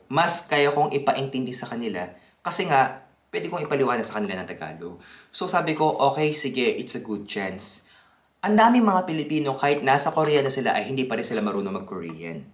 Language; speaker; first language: Filipino; early bilingual, other home language; Korean